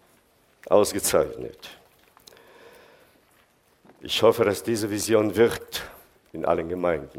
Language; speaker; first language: German; non-native, fluent; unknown